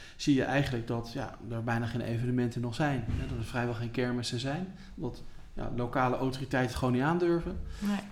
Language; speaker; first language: Dutch; native; Dutch